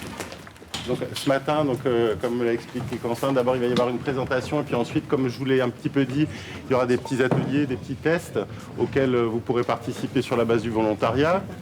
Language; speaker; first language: French; native; French